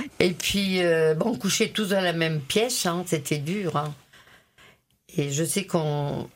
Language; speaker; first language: French; early bilingual, other home language; Italian